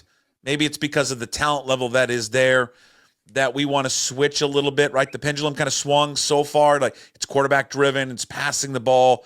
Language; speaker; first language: English; native; English